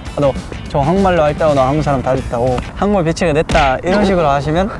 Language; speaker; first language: Korean; non-native, fluent; Uzbek